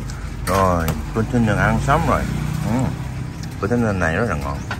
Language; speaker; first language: Vietnamese; non-native, learner; Korean